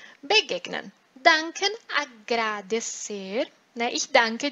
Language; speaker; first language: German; non-native, fluent; Portuguese